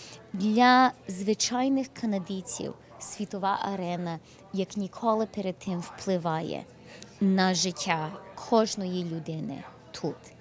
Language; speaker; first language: Ukrainian; early bilingual, heritage; Ukrainian